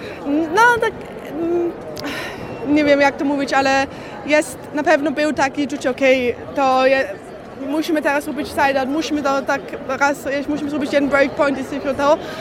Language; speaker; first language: Polish; early bilingual, heritage; Polish